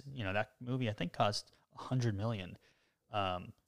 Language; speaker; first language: English; native; English